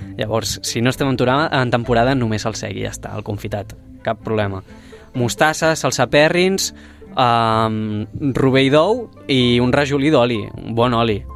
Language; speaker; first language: Catalan; native; Catalan